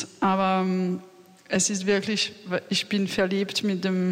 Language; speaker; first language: German; non-native, learner; French